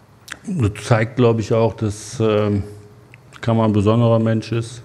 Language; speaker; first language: German; native; German